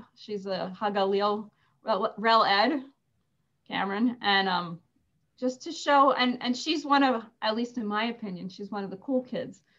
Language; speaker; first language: English; native; English